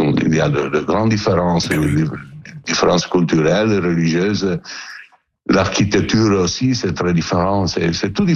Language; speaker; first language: French; non-native, learner; Italian